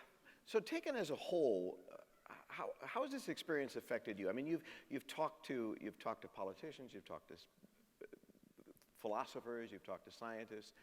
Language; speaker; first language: English; native; English